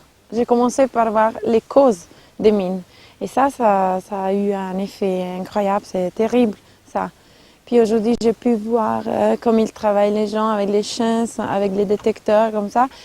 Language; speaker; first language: French; non-native, local second language; Italian